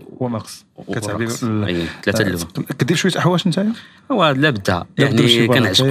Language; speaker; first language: Arabic; native; Arabic